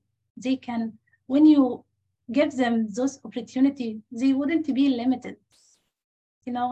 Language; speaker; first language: English; non-native, fluent; Arabic